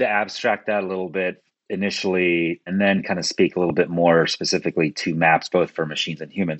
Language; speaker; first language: English; early bilingual, other home language; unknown